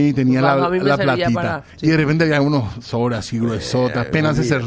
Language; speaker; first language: Spanish; native; Spanish